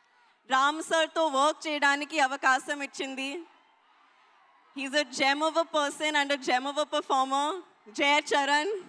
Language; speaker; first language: Telugu; non-native, learner; Hindi